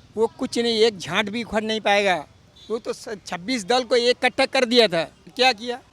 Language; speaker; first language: Hindi; non-native, local second language; Bangla